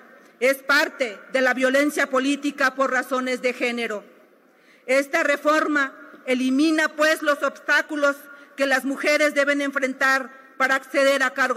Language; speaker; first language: Spanish; native; Spanish